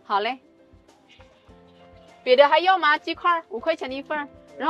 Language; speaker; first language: Chinese; non-native, fluent; Indonesian